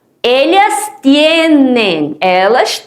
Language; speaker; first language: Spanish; non-native, fluent; Portuguese